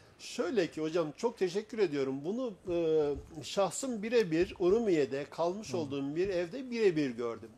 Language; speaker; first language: Turkish; native; Turkish